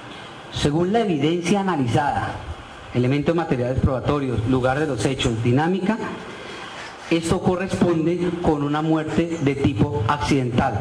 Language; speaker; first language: Spanish; native; Spanish